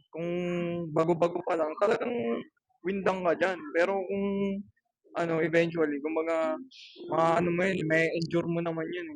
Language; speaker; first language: Filipino; native; Filipino